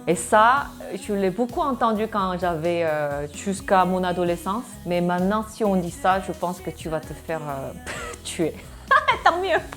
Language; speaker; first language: French; non-native, fluent; Korean